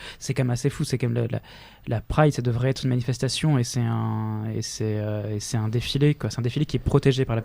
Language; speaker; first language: French; native; French